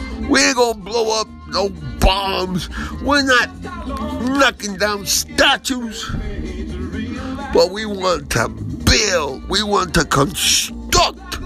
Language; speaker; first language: English; non-native, fluent; Spanish